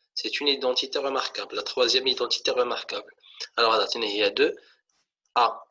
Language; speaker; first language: French; non-native, local second language; Arabic